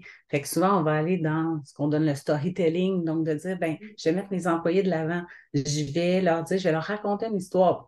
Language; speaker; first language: French; native; French